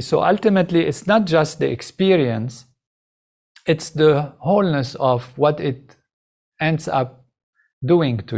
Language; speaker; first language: English; non-native, fluent; Arabic